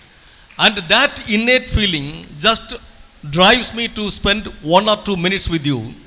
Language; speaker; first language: English; non-native, local second language; Tamil